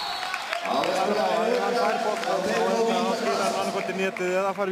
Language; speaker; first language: Icelandic; native; Icelandic